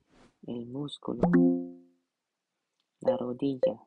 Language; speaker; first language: Spanish; non-native, learner; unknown